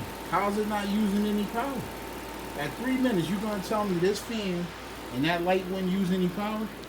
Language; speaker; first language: English; native; English